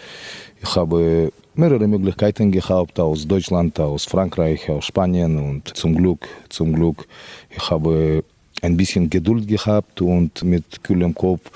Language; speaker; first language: German; non-native, fluent; Russian